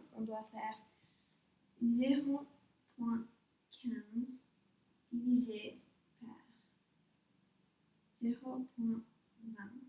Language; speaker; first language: French; non-native, local second language; English